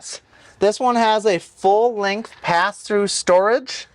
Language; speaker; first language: English; native; English